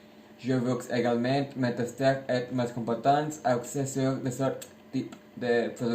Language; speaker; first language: French; non-native, learner; Spanish